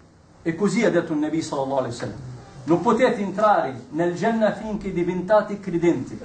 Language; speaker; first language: Italian; non-native, fluent; Arabic